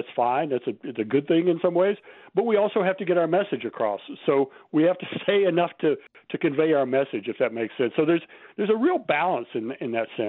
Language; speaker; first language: English; native; English